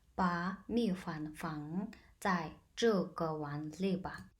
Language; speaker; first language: Chinese; non-native, fluent; Mongolian